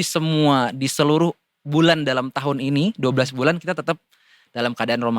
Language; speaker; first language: Indonesian; native; Indonesian